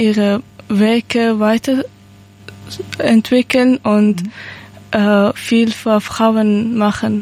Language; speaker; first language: German; non-native, learner; Persian